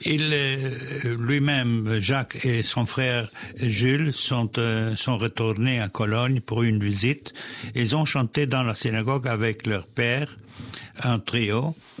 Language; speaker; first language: French; non-native, fluent; Spanish